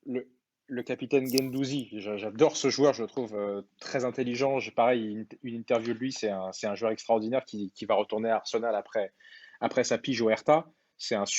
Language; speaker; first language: French; native; French